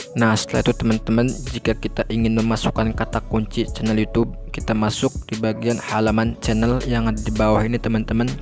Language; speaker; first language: Indonesian; native; Indonesian